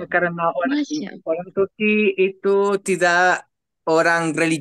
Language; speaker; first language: Indonesian; non-native, learner; Spanish